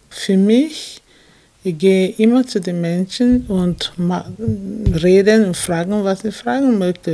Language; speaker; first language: German; non-native, fluent; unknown